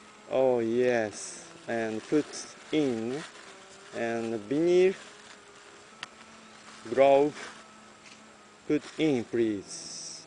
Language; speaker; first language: English; non-native, learner; Japanese